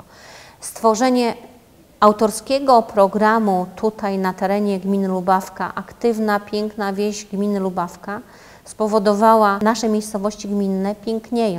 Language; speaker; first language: Polish; native; Polish